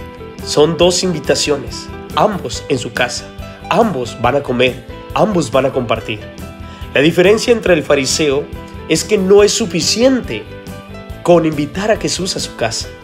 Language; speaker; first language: Spanish; native; Spanish